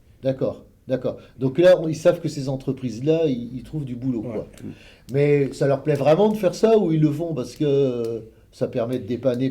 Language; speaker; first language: French; native; French